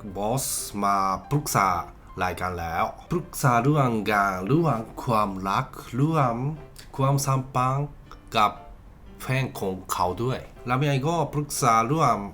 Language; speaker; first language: Thai; non-native, learner; Japanese